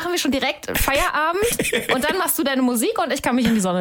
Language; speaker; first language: German; native; German